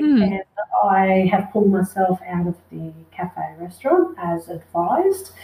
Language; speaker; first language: English; native; English